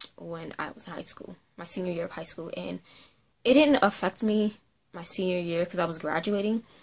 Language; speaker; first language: English; native; English